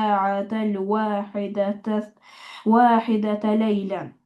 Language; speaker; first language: Arabic; non-native, learner; Albanian